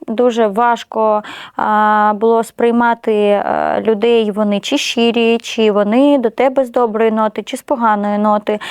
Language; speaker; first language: Ukrainian; non-native, local second language; Russian